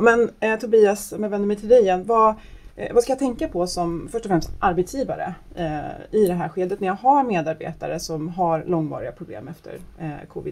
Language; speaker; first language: Swedish; native; Swedish